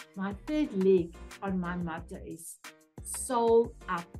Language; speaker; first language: English; non-native, local second language; Afrikaans